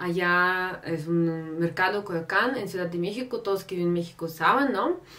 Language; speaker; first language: Spanish; non-native, fluent; Russian